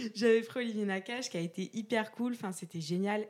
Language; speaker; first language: French; native; French